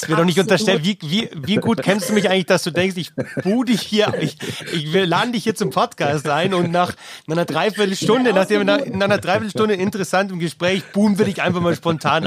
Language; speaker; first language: German; native; German